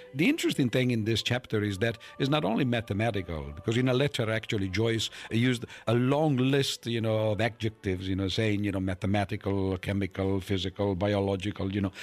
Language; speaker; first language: English; non-native, fluent; Italian